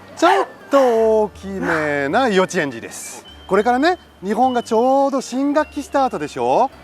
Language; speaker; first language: Japanese; non-native, fluent; French